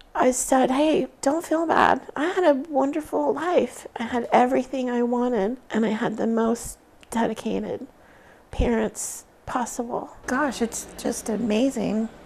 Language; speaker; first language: English; native; English